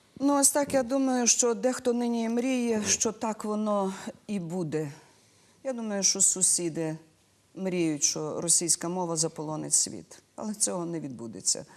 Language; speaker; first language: Ukrainian; native; Ukrainian